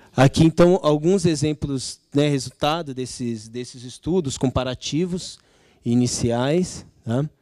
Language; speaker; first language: Portuguese; native; Portuguese